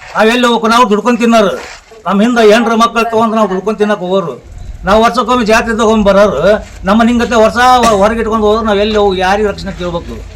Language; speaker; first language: Kannada; non-native, local second language; Lambadi